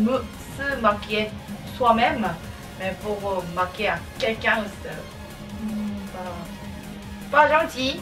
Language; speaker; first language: French; non-native, learner; Japanese